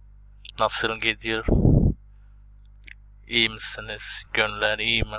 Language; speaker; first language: Turkish; non-native, learner; Bangla